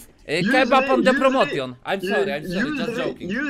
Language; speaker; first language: English; non-native, learner; Polish